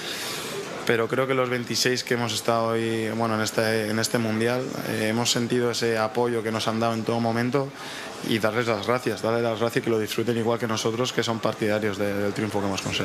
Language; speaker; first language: Spanish; native; Spanish